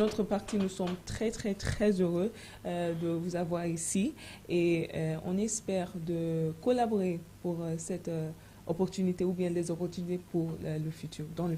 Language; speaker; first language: French; non-native, fluent; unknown